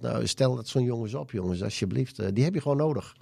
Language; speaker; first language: Dutch; native; Dutch